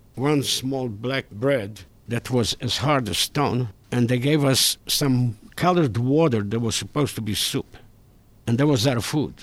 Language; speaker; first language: English; non-native, fluent; Hungarian